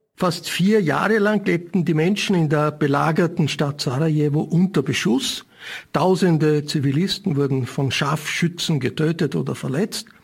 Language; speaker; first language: German; native; German